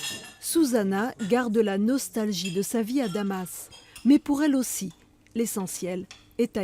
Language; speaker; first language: French; native; French